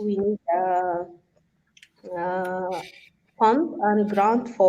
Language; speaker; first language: English; non-native, fluent; Arabic